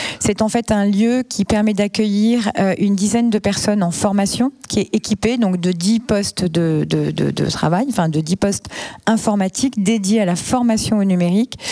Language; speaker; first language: French; native; French